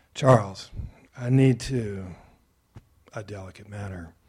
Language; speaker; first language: English; native; English